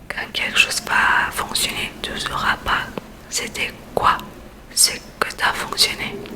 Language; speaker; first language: French; non-native, learner; Spanish